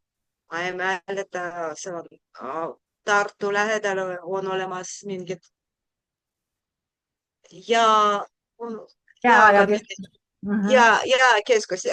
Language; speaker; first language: Estonian; non-native, learner; Russian